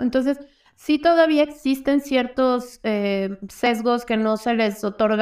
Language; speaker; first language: Spanish; native; Spanish